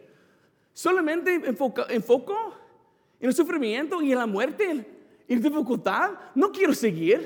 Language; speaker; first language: Spanish; non-native, fluent; English